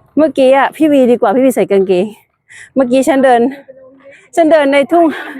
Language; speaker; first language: Thai; native; Thai